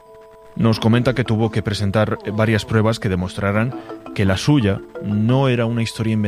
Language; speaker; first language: Spanish; native; Spanish